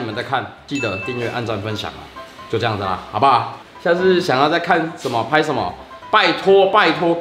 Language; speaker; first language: Chinese; native; Chinese